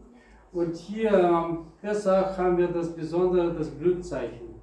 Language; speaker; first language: German; non-native, fluent; Russian